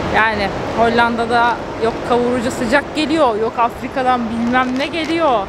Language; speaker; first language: Turkish; early bilingual, heritage; Turkish